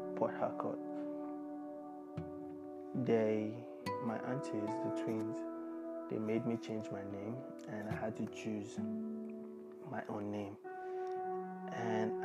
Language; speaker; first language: English; non-native, local second language; Igbo